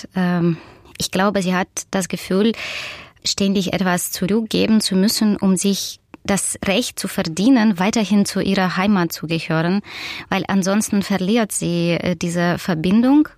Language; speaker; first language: German; non-native, fluent; Russian